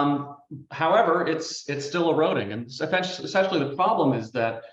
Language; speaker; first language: English; native; English